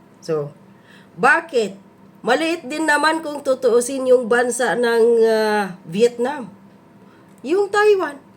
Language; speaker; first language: Filipino; non-native, local second language; Cebuano